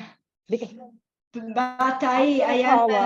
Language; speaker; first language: English; non-native, learner; Italian